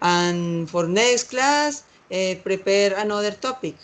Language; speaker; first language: English; non-native, learner; Spanish